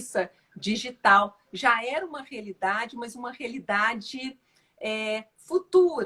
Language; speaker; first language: Portuguese; native; Portuguese